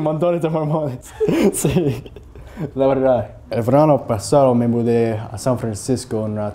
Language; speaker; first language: Spanish; non-native, fluent; English